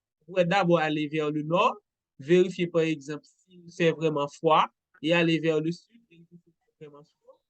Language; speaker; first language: French; non-native, local second language; Haitian Creole